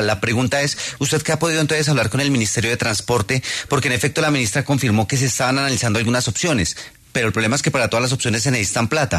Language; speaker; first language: Spanish; native; Spanish